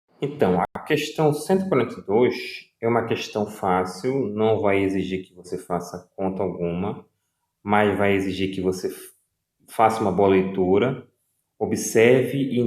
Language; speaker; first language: Portuguese; native; Portuguese